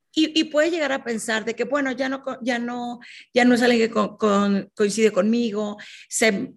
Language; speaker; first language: Spanish; native; Spanish